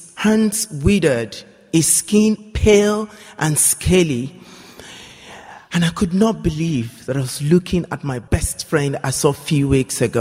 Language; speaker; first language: English; non-native, local second language; Yoruba